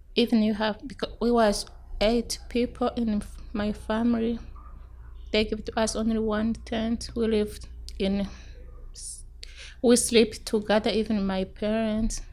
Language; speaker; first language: English; non-native, local second language; Rundi